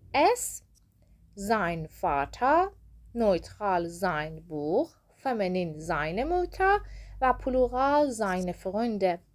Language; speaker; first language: German; non-native, fluent; Persian